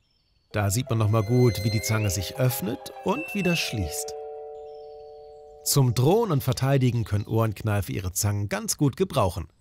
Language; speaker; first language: German; native; German